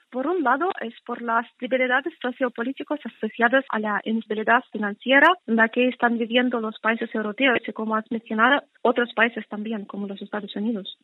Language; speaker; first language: Spanish; non-native, fluent; Russian